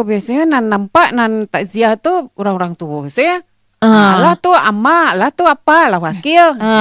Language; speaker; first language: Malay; non-native, local second language; Minangkabau